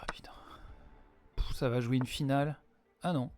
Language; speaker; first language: French; native; French